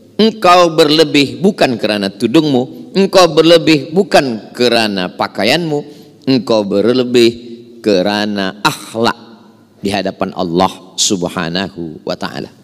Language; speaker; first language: Malay; native; Malay